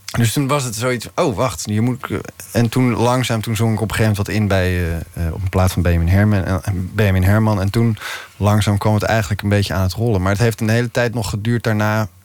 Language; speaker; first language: Dutch; native; Dutch